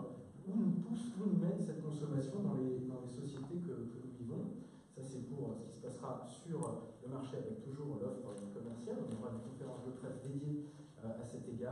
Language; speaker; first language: French; native; French